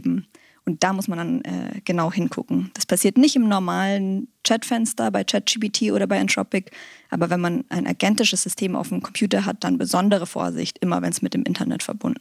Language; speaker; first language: German; native; German